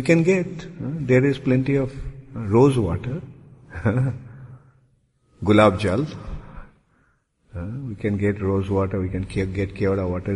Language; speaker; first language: English; non-native, local second language; Bangla